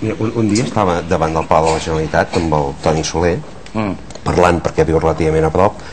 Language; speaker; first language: Catalan; native; Catalan